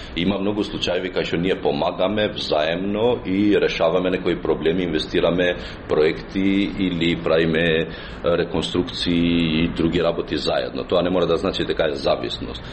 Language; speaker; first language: Macedonian; non-native, local second language; Albanian